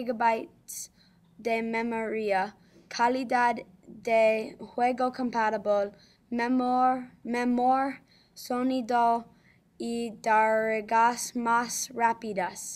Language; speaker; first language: Spanish; non-native, learner; English